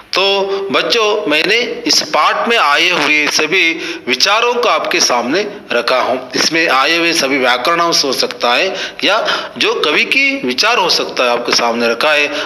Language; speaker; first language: Hindi; non-native, local second language; Kannada